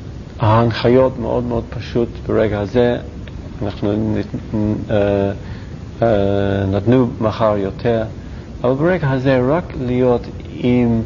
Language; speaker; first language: Hebrew; non-native, learner; English